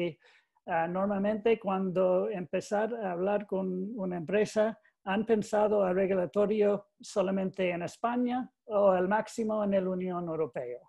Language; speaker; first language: Spanish; non-native, learner; English